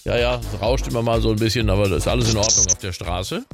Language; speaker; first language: German; native; German